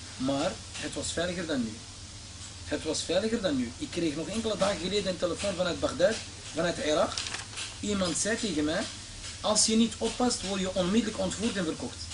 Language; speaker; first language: Dutch; early bilingual, other home language; Arabic